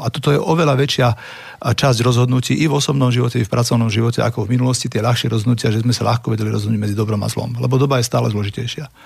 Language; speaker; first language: Slovak; native; Slovak